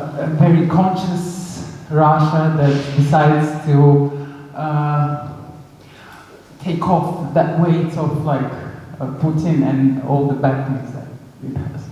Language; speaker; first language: English; non-native, fluent; Russian